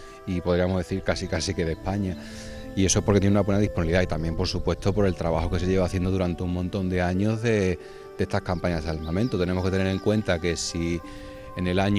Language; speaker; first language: Spanish; native; Spanish